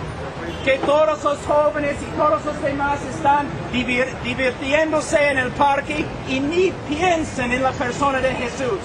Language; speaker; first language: Spanish; non-native, fluent; English